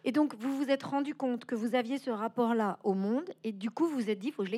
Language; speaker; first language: French; native; French